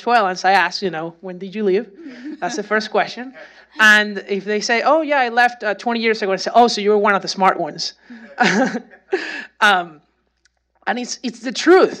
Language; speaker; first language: English; non-native, fluent; Spanish